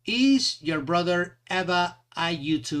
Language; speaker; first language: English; non-native, fluent; Spanish